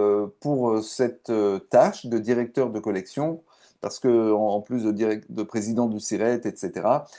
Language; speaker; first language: French; native; French